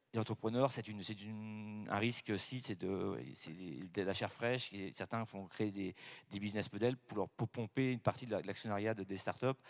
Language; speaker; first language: French; native; French